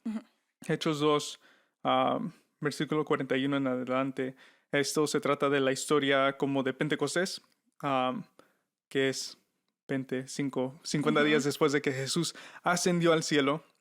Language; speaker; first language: Spanish; early bilingual, heritage; Spanish